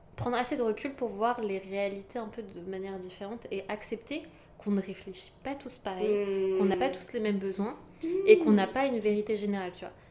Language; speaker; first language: French; native; French